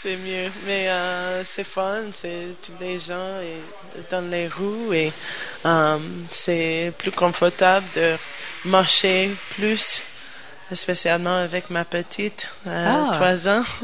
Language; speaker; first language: French; non-native, learner; English